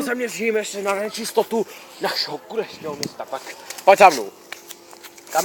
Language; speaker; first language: Czech; native; Czech